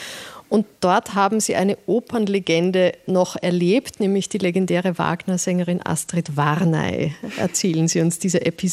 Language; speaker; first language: German; native; German